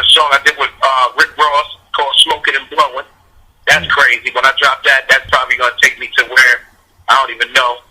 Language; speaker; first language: English; native; English